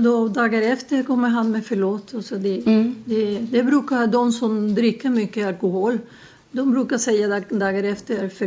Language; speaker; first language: Swedish; non-native, fluent; Spanish